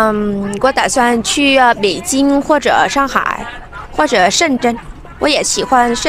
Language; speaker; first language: Chinese; non-native, learner; Vietnamese